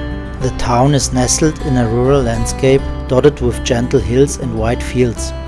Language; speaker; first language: English; non-native, learner; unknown